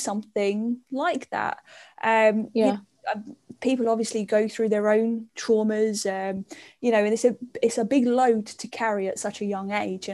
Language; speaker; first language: English; native; English